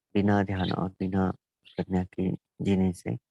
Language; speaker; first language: Hindi; non-native, local second language; Marathi